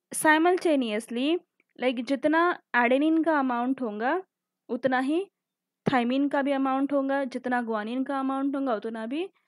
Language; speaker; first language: Hindi; native; Hindi